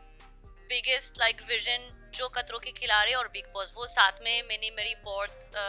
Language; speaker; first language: Hindi; non-native, learner; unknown